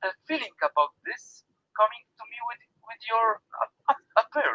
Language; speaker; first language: English; non-native, learner; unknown